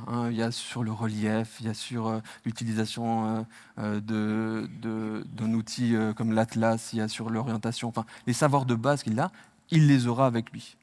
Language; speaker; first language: French; native; French